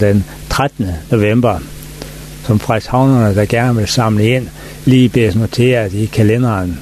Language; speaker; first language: Danish; native; Danish